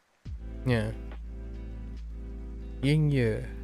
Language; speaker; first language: Chinese; non-native, learner; English